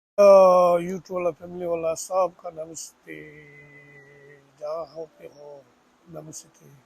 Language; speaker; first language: Hindi; non-native, local second language; Tibetan